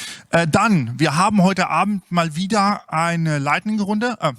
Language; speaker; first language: German; native; German